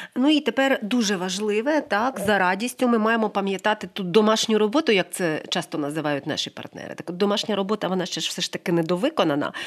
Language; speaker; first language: Ukrainian; native; Ukrainian